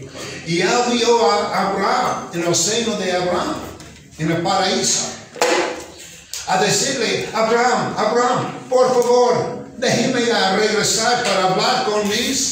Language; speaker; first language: Spanish; non-native, fluent; English